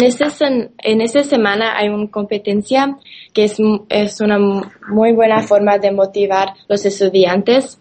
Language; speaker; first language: Spanish; non-native, learner; English